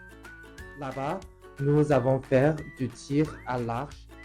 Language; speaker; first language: French; non-native, learner; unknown